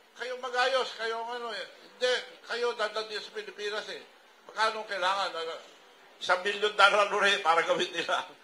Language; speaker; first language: Filipino; non-native, local second language; Iloko